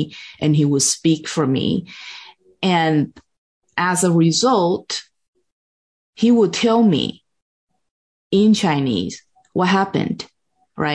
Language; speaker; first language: English; non-native, fluent; Chinese